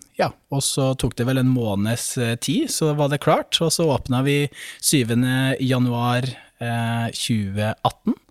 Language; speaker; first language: Norwegian; native; Norwegian